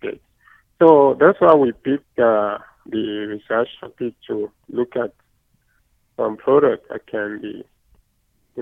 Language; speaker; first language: English; non-native, local second language; Yoruba